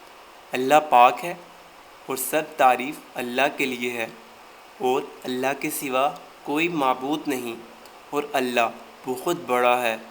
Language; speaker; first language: Urdu; native; Urdu